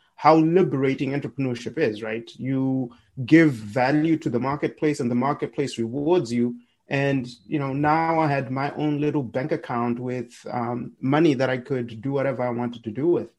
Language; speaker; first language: English; non-native, local second language; Shona